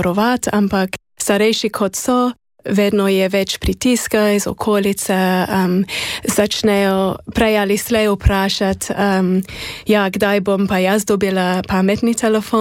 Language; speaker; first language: Slovenian; non-native, fluent; English